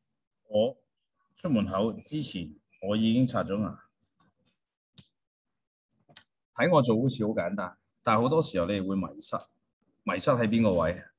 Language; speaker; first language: Chinese; native; Chinese